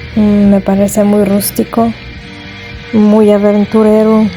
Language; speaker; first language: Spanish; non-native, fluent; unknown